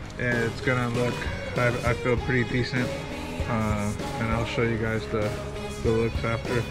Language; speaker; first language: English; native; English